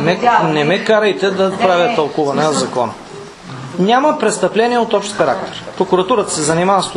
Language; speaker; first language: Bulgarian; native; Bulgarian